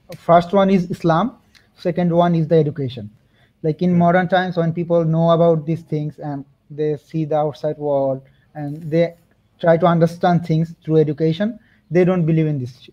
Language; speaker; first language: English; non-native, local second language; Bangla